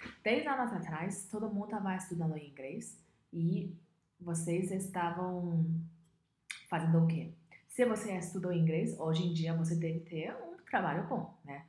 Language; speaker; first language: Portuguese; non-native, fluent; Chinese